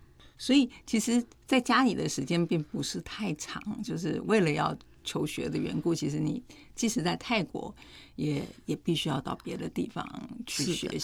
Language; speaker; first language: Chinese; native; Chinese